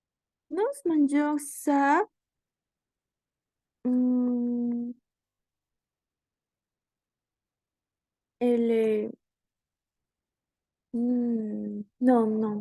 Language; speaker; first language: French; non-native, learner; Spanish